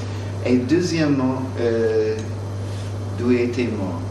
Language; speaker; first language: French; non-native, fluent; English